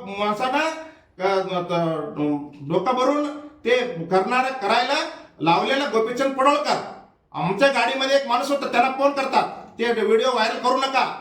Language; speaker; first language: Marathi; non-native, local second language; Kannada